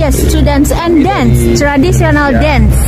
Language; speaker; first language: English; non-native, learner; Indonesian